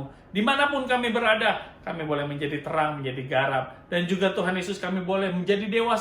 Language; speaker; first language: Indonesian; native; Indonesian